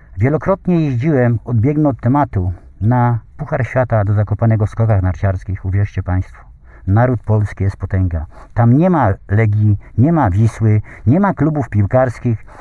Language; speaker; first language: Polish; native; Polish